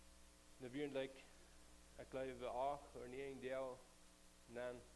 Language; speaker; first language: German; non-native, learner; Plautdietsch